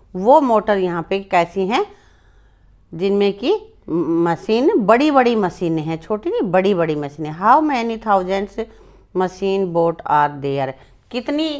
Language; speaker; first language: Hindi; native; Hindi